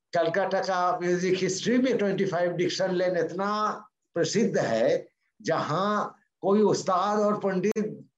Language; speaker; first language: Hindi; non-native, local second language; Bangla